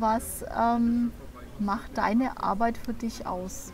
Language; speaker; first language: German; native; German